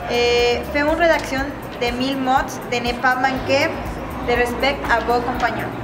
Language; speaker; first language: French; non-native, learner; Spanish